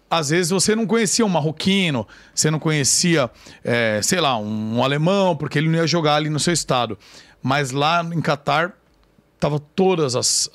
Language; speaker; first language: Portuguese; native; Portuguese